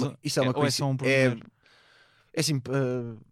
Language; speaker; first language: Portuguese; native; Portuguese